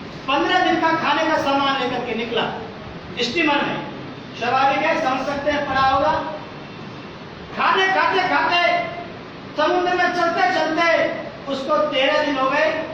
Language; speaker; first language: Hindi; native; Hindi